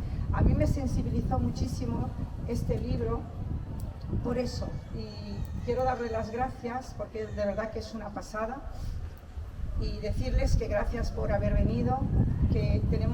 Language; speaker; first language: Spanish; non-native, fluent; Portuguese